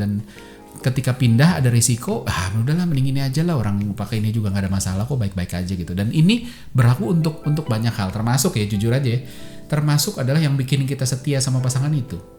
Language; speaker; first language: Indonesian; native; Indonesian